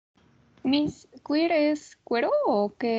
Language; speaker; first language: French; non-native, learner; Spanish